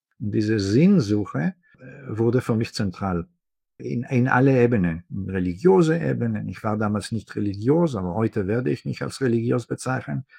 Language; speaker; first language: German; non-native, fluent; Hebrew